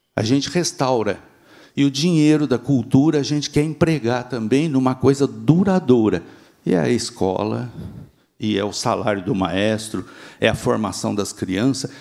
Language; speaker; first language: Portuguese; native; Portuguese